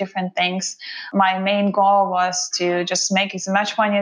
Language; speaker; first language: English; non-native, fluent; Russian